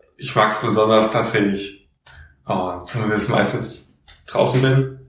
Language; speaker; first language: German; native; German